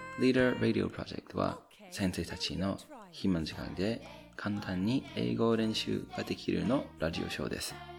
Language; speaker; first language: Japanese; non-native, fluent; English